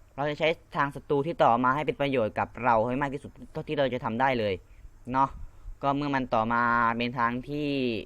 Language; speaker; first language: Thai; non-native, local second language; Lao